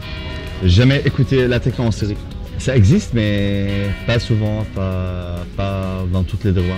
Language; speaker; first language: French; non-native, fluent; Arabic